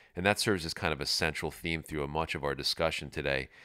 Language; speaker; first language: English; native; English